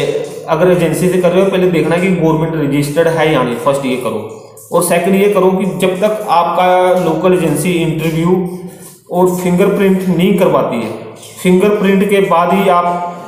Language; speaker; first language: Hindi; native; Hindi